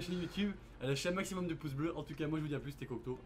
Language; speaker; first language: French; native; French